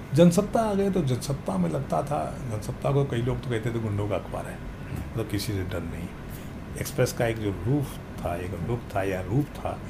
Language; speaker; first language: Hindi; native; Hindi